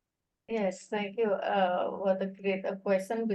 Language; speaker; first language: English; non-native, learner; Indonesian